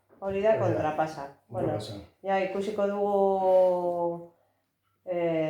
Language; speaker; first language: Basque; non-native, local second language; Spanish